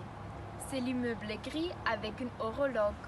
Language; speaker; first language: French; non-native, learner; German